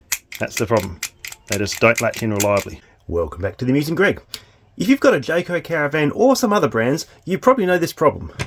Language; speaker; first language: English; native; English